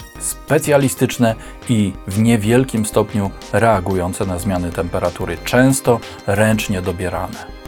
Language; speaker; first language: Polish; native; Polish